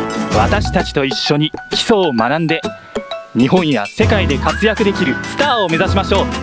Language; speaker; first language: Japanese; native; Japanese